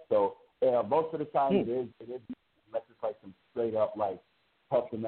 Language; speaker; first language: English; native; English